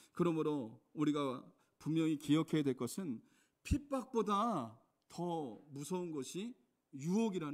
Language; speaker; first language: Korean; native; Korean